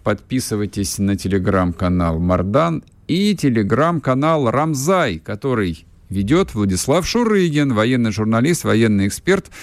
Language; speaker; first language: Russian; native; Russian